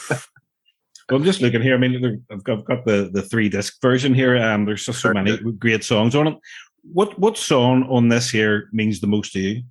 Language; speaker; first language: English; native; English